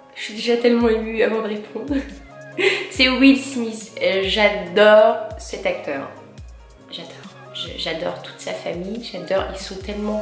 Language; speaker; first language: French; native; French